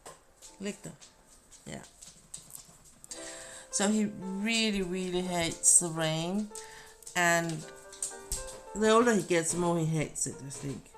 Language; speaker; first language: English; non-native, fluent; Danish